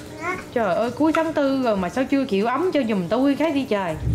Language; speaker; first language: Vietnamese; native; Vietnamese